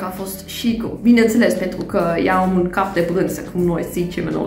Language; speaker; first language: Romanian; non-native, learner; Dutch